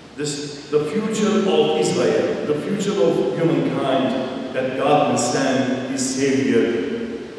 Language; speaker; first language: English; non-native, fluent; Armenian